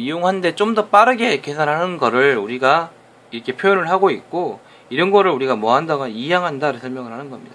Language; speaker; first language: Korean; native; Korean